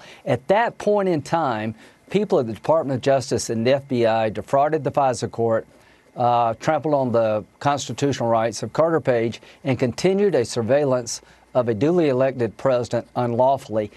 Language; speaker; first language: English; native; English